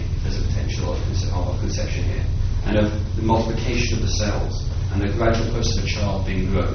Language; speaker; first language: English; native; English